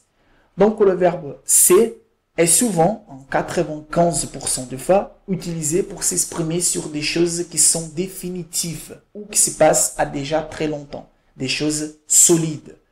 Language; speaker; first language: French; non-native, fluent; Portuguese